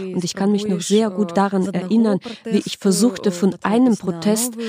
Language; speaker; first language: German; non-native, fluent; Belarusian